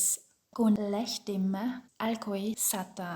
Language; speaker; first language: Finnish; non-native, fluent; German